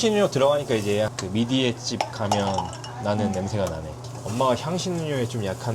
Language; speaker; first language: Korean; native; Korean